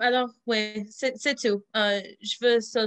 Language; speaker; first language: French; non-native, fluent; English